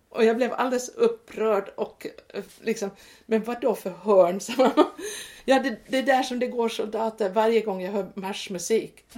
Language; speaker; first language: Swedish; native; Swedish